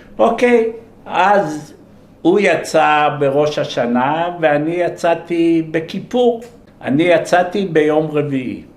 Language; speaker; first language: Hebrew; early bilingual, other home language; Polish